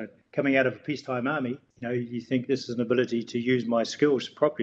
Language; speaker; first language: English; native; English